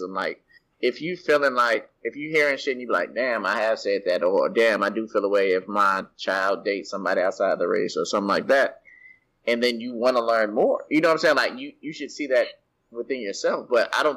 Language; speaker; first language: English; native; English